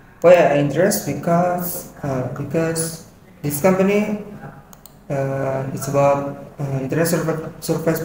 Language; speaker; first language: English; non-native, learner; Indonesian